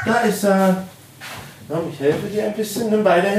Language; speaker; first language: German; native; German